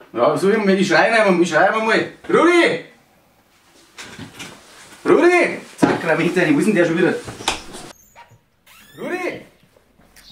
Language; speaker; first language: German; native; German